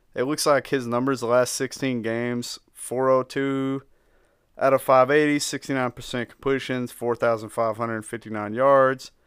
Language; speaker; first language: English; native; English